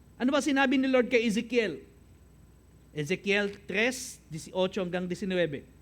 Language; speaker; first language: Filipino; native; Filipino